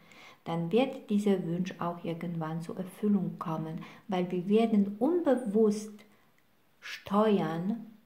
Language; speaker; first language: German; non-native, fluent; Polish